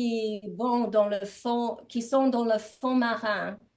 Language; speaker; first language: French; non-native, learner; English